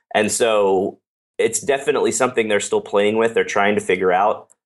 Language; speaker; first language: English; native; English